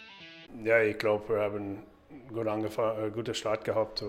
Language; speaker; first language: German; non-native, learner; English